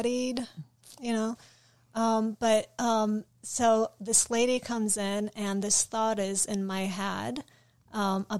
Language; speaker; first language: English; non-native, fluent; Polish